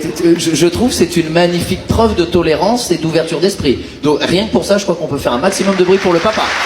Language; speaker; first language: French; native; French